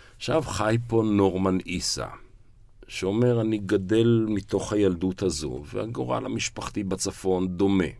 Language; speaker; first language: Hebrew; native; Hebrew